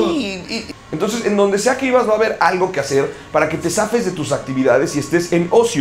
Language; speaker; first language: Spanish; native; Spanish